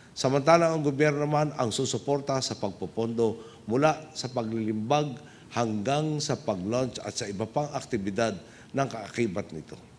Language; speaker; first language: Filipino; native; Filipino